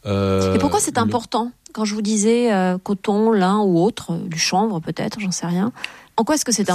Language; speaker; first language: French; native; French